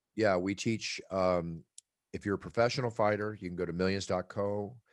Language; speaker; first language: English; native; English